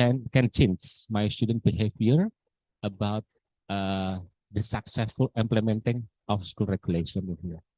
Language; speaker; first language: English; non-native, learner; Indonesian